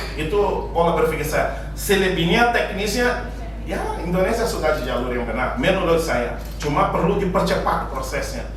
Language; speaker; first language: Indonesian; non-native, fluent; Portuguese